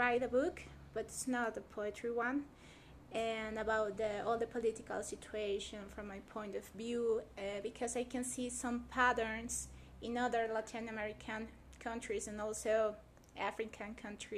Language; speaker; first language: English; non-native, fluent; Spanish